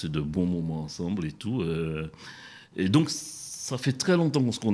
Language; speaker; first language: French; native; French